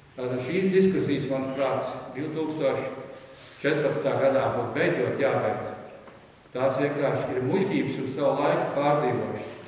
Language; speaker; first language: Latvian; native; Latvian